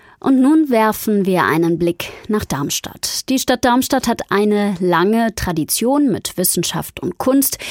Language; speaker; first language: German; native; German